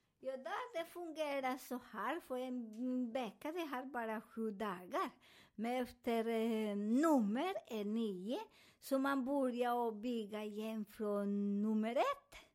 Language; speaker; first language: Swedish; non-native, learner; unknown